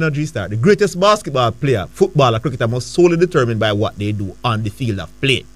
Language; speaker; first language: English; native; English